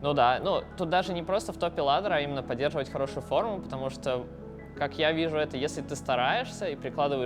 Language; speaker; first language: Russian; native; Russian